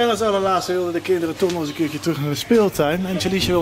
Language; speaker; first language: Dutch; native; Dutch